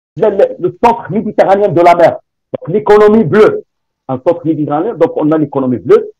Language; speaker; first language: French; non-native, local second language; Arabic